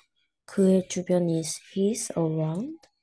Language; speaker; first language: English; non-native, learner; Korean